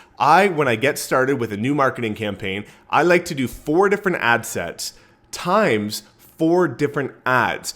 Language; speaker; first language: English; native; English